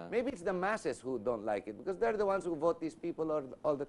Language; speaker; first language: English; non-native, local second language; Filipino